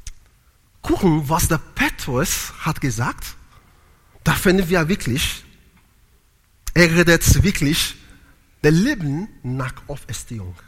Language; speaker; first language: German; non-native, learner; Italian